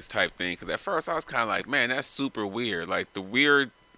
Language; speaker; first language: English; native; English